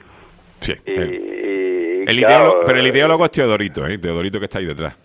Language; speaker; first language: Spanish; native; Spanish